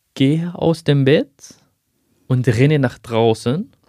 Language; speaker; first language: German; non-native, fluent; Arabic